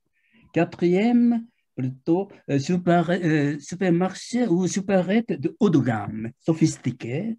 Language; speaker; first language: French; non-native, fluent; Japanese